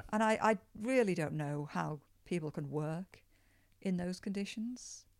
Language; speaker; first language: English; native; English